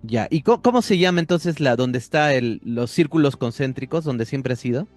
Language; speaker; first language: Spanish; native; Spanish